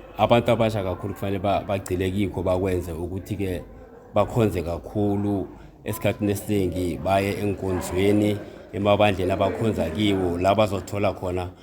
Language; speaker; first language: Zulu; non-native, local second language; South Ndebele